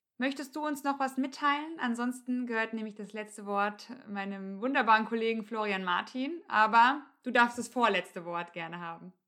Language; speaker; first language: German; native; German